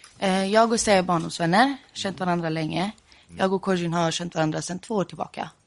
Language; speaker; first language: Swedish; early bilingual, other home language; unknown